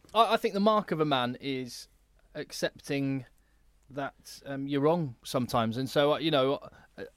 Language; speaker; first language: English; native; English